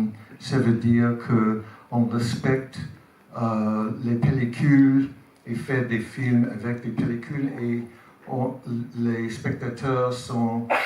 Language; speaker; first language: French; non-native, learner; English